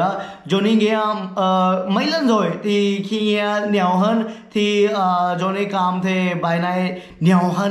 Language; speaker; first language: Vietnamese; non-native, learner; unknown